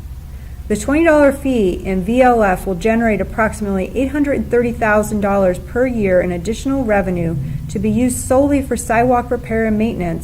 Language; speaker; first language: English; native; English